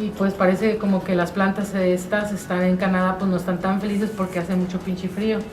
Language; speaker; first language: Spanish; native; Spanish